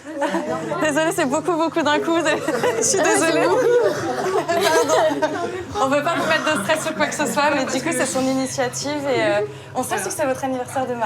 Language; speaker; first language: French; native; French